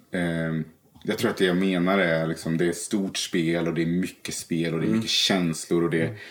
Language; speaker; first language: Swedish; native; Swedish